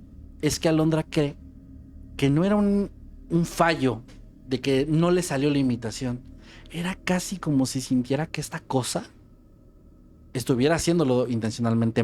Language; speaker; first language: Spanish; native; Spanish